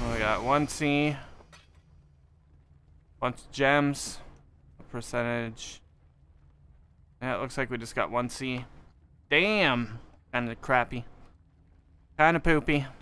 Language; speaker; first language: English; native; English